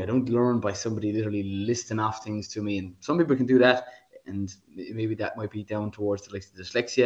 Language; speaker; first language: English; native; English